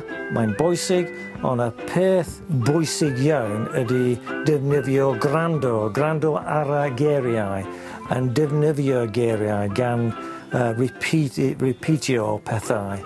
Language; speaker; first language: Welsh; non-native, learner; English